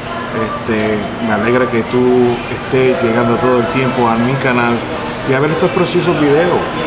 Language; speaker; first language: Spanish; early bilingual, heritage; Spanish